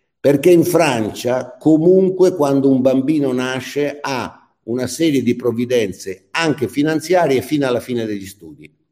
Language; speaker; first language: Italian; native; Italian